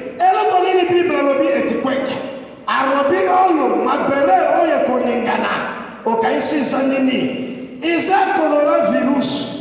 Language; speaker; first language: Lingala; non-native, fluent; Igbo